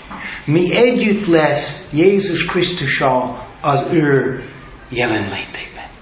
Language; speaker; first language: Hungarian; non-native, learner; English